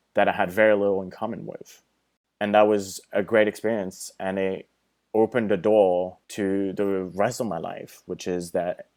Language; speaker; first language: English; non-native, fluent; French